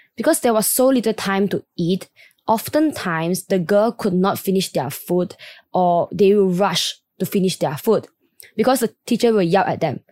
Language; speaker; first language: English; non-native, local second language; Chinese